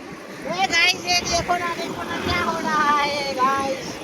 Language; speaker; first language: Hindi; non-native, local second language; Gujarati